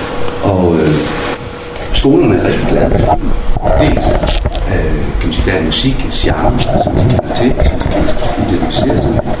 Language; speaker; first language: Danish; native; Danish